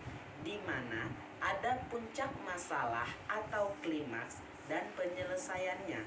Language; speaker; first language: Indonesian; native; Indonesian